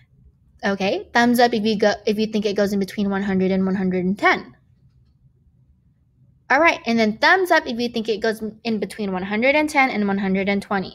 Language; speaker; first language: English; native; English